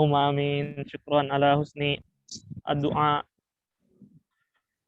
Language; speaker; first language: Arabic; non-native, learner; Indonesian